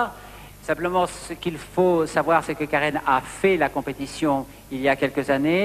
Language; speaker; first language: French; native; French